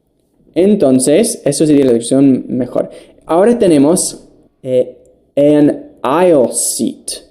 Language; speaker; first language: Spanish; non-native, fluent; English